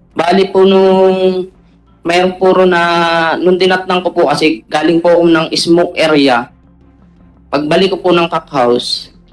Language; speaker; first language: Filipino; native; Filipino